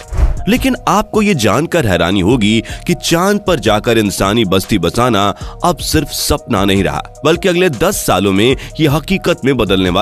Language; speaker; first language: Hindi; native; Hindi